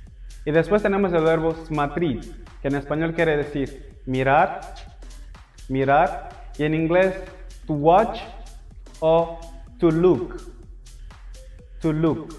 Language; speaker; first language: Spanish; non-native, fluent; Portuguese